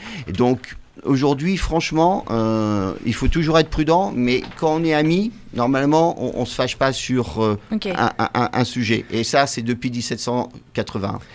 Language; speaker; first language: French; native; French